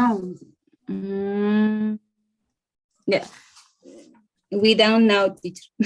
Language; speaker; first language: English; non-native, learner; Spanish